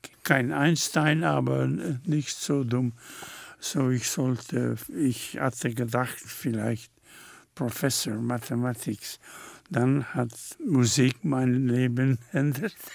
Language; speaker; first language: German; non-native, fluent; French